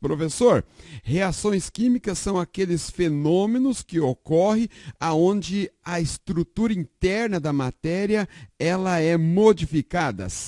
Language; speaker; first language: Portuguese; native; Portuguese